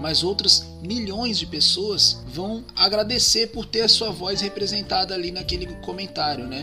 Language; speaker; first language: Portuguese; native; Portuguese